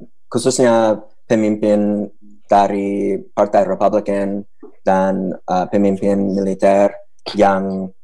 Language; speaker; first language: Indonesian; non-native, fluent; English